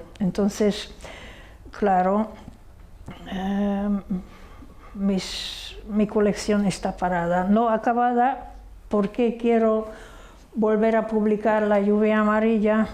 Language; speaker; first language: Spanish; non-native, fluent; Hungarian